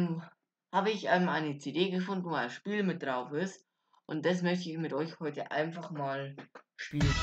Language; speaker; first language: German; native; German